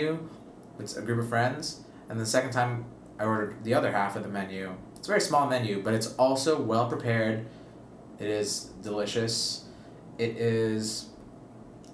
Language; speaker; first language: English; non-native, local second language; Filipino